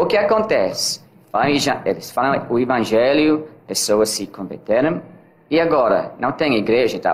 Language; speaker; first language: Portuguese; non-native, learner; English